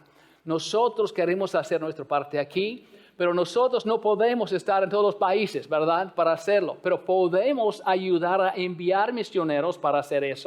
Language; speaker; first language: Spanish; non-native, fluent; English